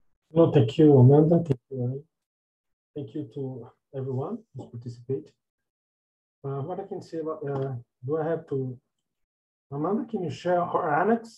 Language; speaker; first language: English; non-native, fluent; Portuguese